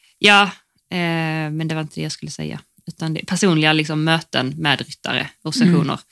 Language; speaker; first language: Swedish; native; Swedish